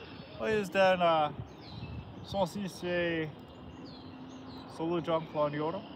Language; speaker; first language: Turkish; non-native, learner; English